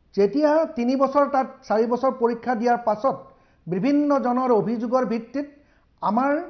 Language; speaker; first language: Assamese; native; Assamese